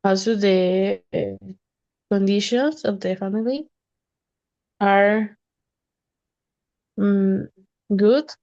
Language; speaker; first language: English; non-native, learner; Spanish